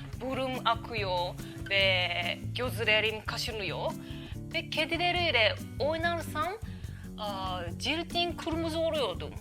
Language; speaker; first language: Turkish; non-native, learner; Japanese